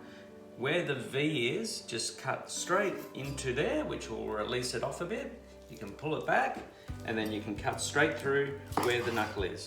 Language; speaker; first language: English; native; English